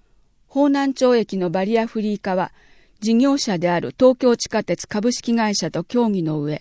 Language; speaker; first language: Japanese; native; Japanese